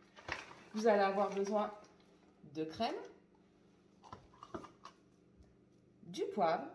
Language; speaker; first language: French; native; French